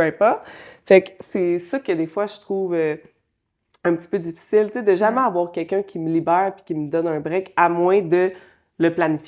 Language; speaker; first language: French; native; French